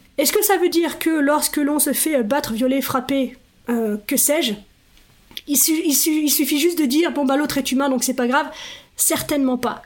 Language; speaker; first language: French; native; French